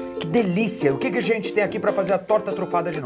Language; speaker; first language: Portuguese; native; Portuguese